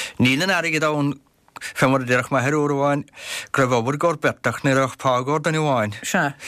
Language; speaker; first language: Irish; native; Irish